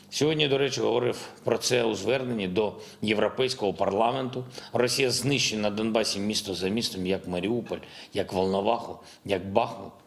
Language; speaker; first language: Ukrainian; non-native, local second language; Russian